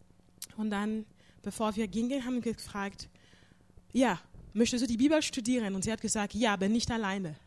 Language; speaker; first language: German; non-native, fluent; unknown